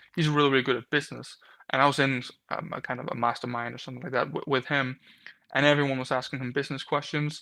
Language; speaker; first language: English; non-native, fluent; Danish